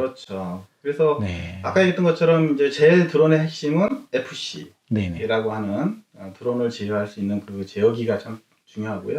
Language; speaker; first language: Korean; native; Korean